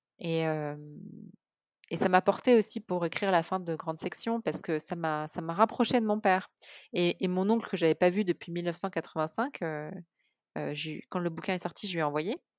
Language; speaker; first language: French; early bilingual, other home language; Arabic